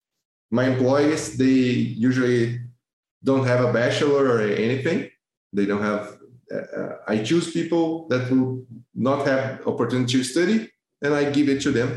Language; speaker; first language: English; non-native, fluent; Portuguese